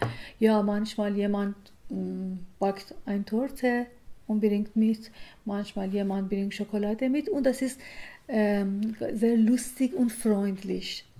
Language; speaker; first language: German; non-native, learner; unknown